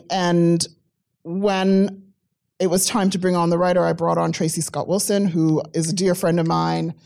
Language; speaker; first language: English; native; English